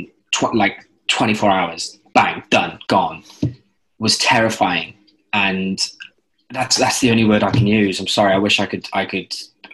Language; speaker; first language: English; native; English